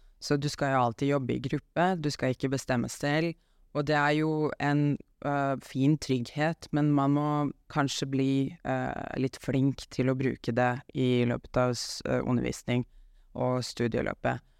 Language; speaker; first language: Norwegian; non-native, fluent; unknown